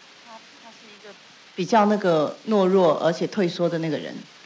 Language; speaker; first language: Chinese; native; Chinese